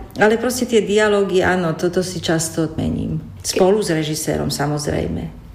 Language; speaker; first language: Slovak; native; Slovak